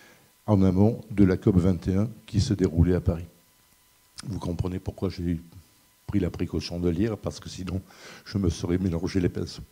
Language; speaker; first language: French; native; French